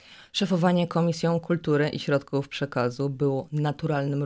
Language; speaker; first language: Polish; native; Polish